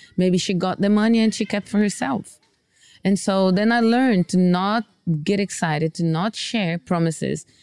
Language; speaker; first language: English; non-native, fluent; Portuguese